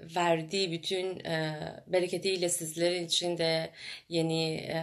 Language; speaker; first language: Turkish; non-native, fluent; Persian